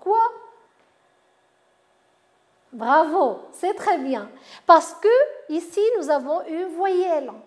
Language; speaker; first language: French; non-native, local second language; Arabic